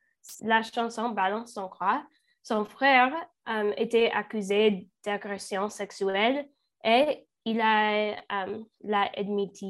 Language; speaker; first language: French; non-native, learner; English